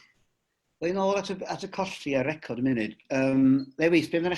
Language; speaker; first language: Welsh; native; Welsh